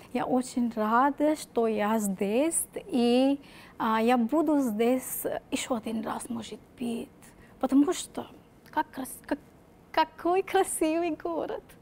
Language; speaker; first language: Russian; non-native, learner; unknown